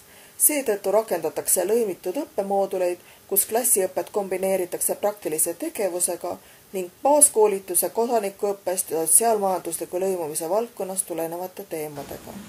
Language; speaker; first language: Estonian; native; Estonian